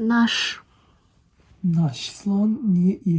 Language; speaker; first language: Russian; non-native, learner; Korean